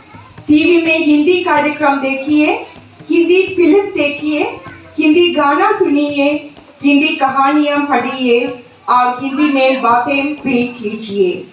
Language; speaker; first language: Hindi; non-native, local second language; Malayalam